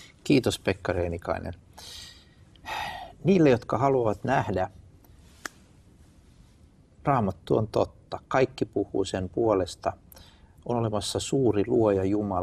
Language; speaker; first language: Finnish; native; Finnish